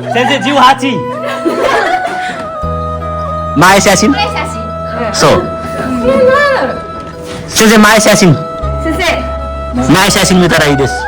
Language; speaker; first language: Japanese; non-native, learner; Nepali